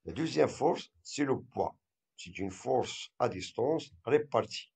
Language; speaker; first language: French; non-native, local second language; Arabic